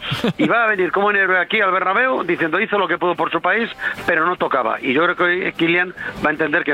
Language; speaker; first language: Spanish; native; Spanish